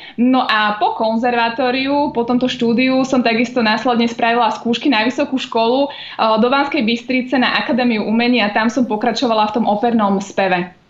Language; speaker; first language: Slovak; native; Slovak